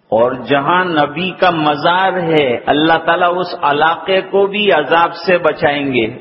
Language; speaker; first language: Urdu; native; Urdu